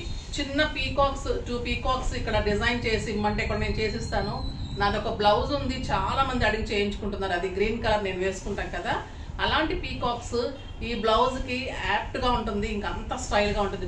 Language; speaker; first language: Telugu; native; Telugu